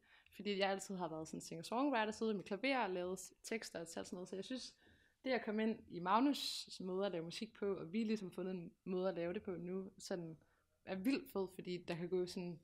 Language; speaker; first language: Danish; native; Danish